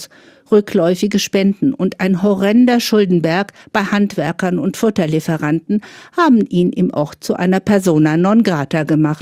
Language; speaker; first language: German; native; German